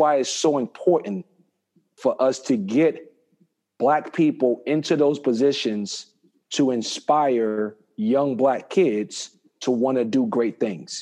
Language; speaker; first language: English; native; English